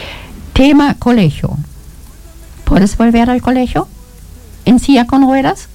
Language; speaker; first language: Spanish; non-native, learner; German